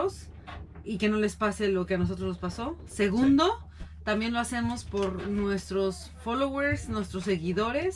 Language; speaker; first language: Spanish; native; Spanish